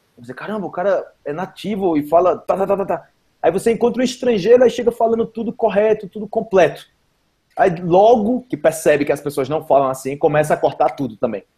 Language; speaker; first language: Portuguese; native; Portuguese